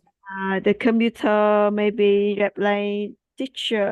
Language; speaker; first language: English; non-native, learner; Vietnamese